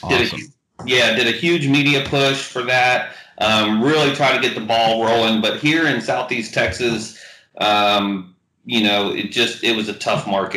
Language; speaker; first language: English; native; English